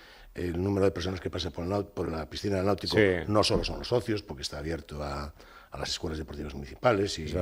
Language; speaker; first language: Spanish; native; Spanish